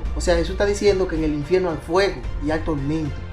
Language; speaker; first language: Spanish; native; Spanish